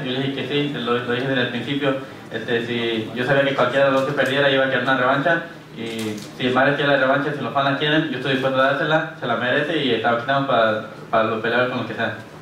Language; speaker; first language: Spanish; early bilingual, heritage; Spanish